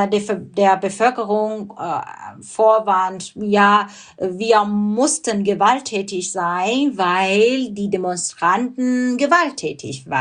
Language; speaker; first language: German; non-native, fluent; Burmese